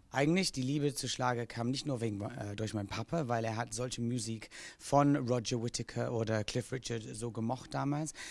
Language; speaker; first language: German; non-native, fluent; English